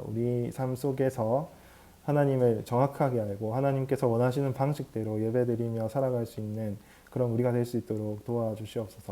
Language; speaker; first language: Korean; native; Korean